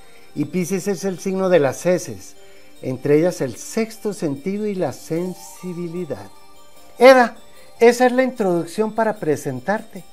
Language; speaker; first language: Spanish; native; Spanish